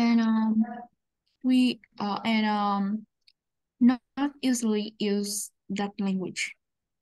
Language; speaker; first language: English; non-native, learner; Vietnamese